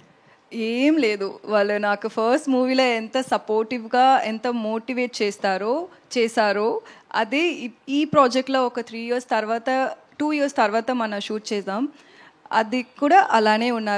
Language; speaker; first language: Telugu; non-native, learner; Tamil